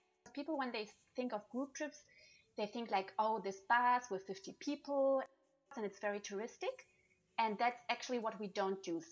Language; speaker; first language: English; non-native, fluent; German